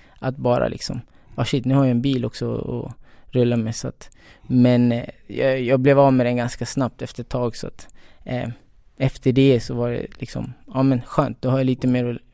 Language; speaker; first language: Swedish; early bilingual, other home language; Spanish